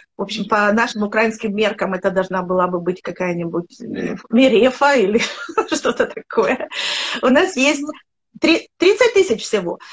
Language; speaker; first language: Russian; native; Russian